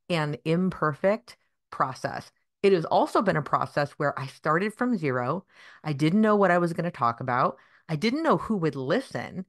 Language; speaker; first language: English; native; English